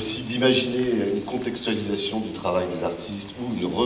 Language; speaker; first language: French; native; French